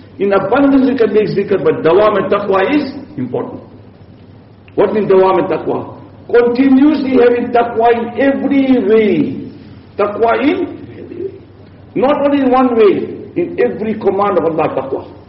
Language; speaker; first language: English; native; English